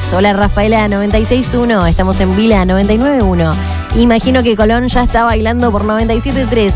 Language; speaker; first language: Spanish; native; Spanish